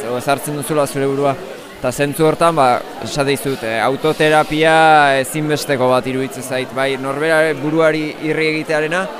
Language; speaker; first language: Basque; native; Basque